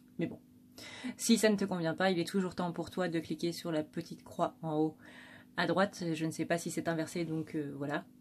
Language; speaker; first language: French; early bilingual, other home language; Vietnamese